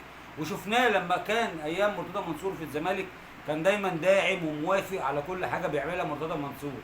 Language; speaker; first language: Arabic; native; Arabic